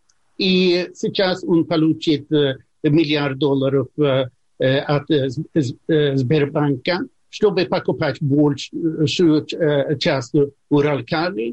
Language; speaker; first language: Russian; non-native, fluent; Swedish